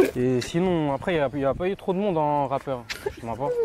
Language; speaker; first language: French; native; French